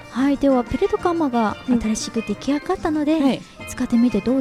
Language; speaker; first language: Japanese; non-native, fluent; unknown